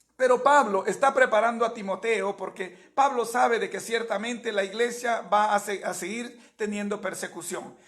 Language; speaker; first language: Spanish; native; Spanish